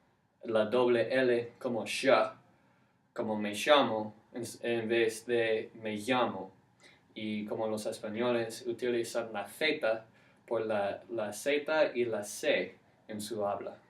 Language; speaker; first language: Spanish; non-native, fluent; English